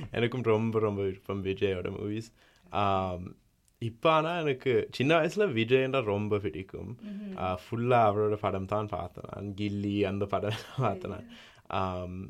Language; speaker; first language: Tamil; early bilingual, heritage; Tamil